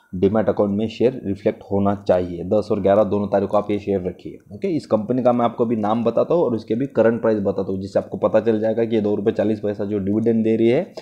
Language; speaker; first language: Hindi; non-native, local second language; Marathi